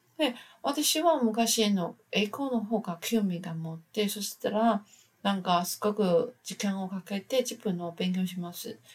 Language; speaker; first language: Japanese; non-native, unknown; Chinese